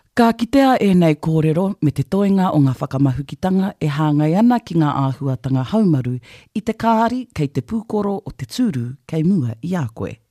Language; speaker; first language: Māori; native; Māori